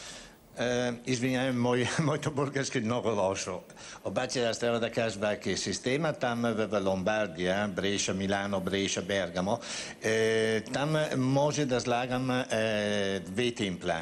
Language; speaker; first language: Bulgarian; non-native, learner; Italian